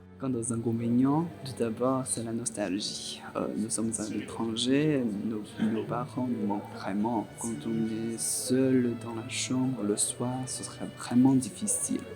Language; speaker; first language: French; non-native, learner; Chinese